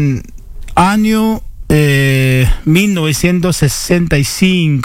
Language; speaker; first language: Spanish; non-native, learner; Chinese